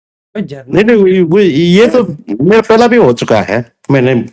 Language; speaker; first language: Hindi; non-native, local second language; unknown